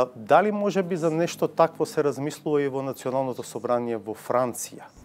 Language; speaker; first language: Macedonian; native; Macedonian